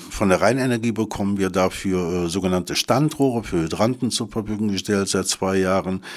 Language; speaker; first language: German; native; German